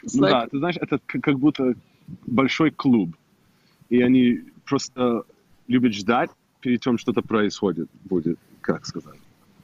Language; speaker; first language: Russian; early bilingual, heritage; English